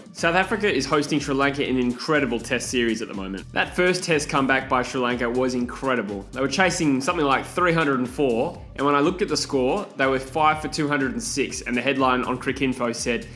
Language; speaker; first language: English; native; English